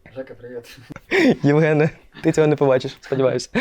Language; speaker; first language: Ukrainian; non-native, local second language; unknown